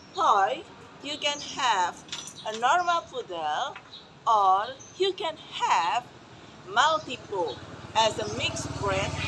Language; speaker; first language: English; non-native, learner; Indonesian